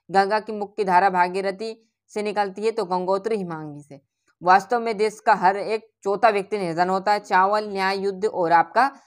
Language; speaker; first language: Hindi; native; Hindi